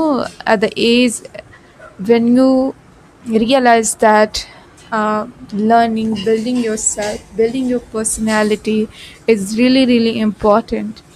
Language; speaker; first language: English; non-native, learner; Bhojpuri